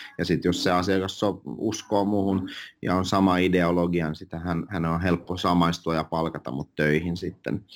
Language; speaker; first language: Finnish; early bilingual, other home language; Russian